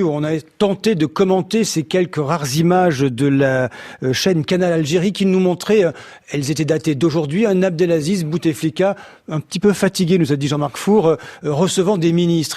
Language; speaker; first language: French; native; French